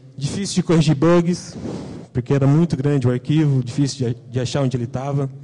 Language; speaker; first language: Portuguese; native; Portuguese